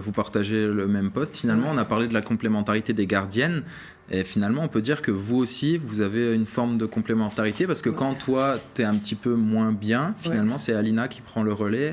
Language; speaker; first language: French; native; French